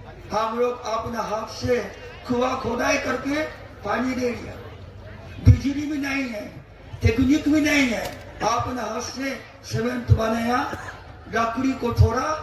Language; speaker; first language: Hindi; non-native, learner; Japanese